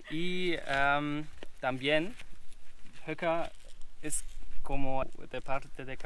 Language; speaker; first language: Spanish; non-native, learner; German